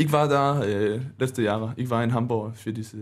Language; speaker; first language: German; non-native, learner; Danish